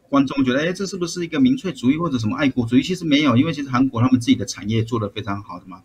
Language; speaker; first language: Chinese; native; Chinese